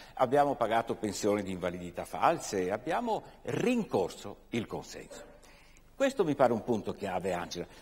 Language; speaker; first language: Italian; native; Italian